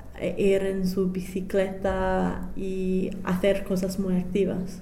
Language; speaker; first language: Spanish; non-native, fluent; English